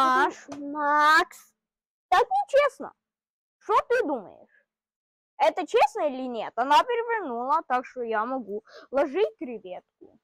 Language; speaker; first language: Russian; early bilingual, heritage; Russian